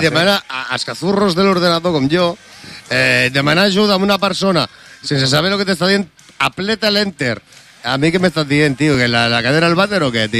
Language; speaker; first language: Spanish; non-native, local second language; Catalan